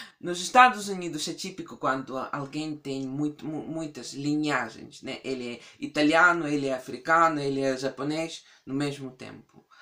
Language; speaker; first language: Portuguese; non-native, fluent; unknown